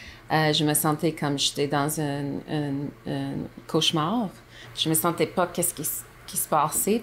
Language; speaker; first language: French; non-native, local second language; English